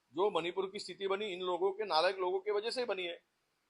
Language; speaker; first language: Hindi; non-native, local second language; Marathi